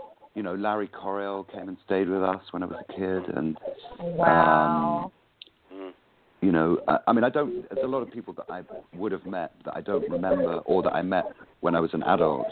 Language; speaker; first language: English; native; English